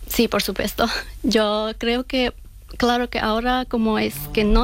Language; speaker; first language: Spanish; non-native, learner; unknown